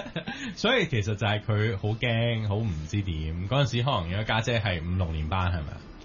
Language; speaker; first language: Cantonese; native; Cantonese